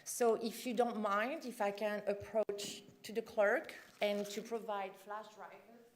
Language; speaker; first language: English; non-native, fluent; French